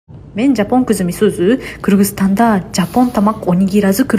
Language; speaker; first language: Kyrgyz; non-native, learner; Japanese